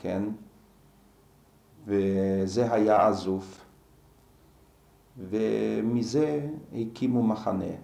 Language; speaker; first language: Hebrew; non-native, fluent; Slovak